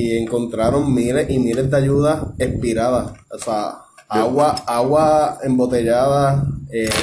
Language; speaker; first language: Spanish; native; Spanish